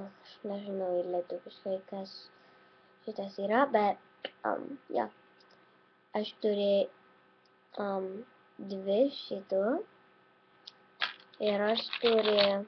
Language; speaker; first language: Lithuanian; early bilingual, heritage; Lithuanian